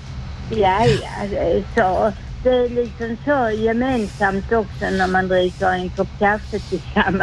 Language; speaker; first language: Swedish; native; Swedish